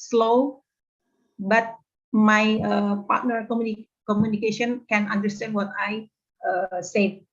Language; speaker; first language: English; non-native, learner; Indonesian